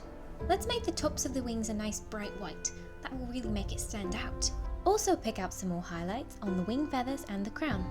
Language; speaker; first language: English; native; English